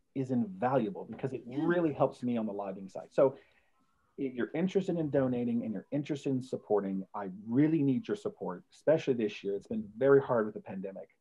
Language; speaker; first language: English; native; English